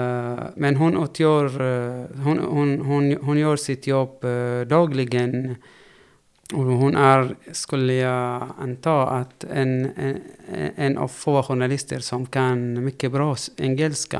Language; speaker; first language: Swedish; non-native, fluent; Arabic